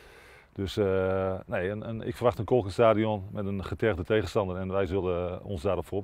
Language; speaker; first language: Dutch; native; Dutch